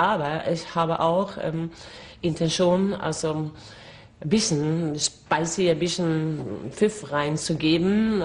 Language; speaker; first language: German; non-native, fluent; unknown